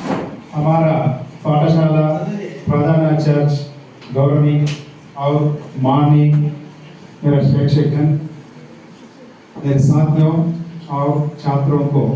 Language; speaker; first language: Hindi; non-native, local second language; Telugu